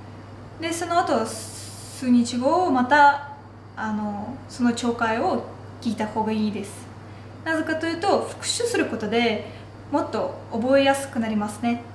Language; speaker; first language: Japanese; non-native, fluent; Russian